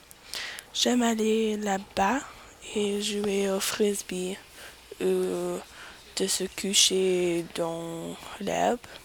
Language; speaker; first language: French; non-native, learner; English